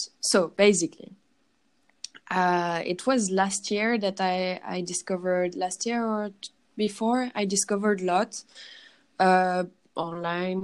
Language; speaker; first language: English; non-native, fluent; French